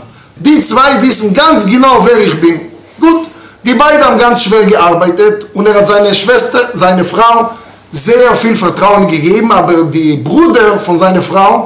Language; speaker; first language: German; non-native, fluent; Hebrew